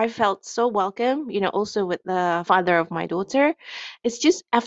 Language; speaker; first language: English; non-native, fluent; Indonesian